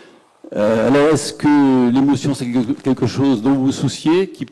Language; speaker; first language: French; native; French